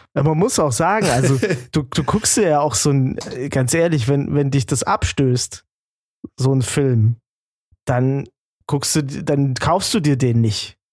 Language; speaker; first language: German; native; German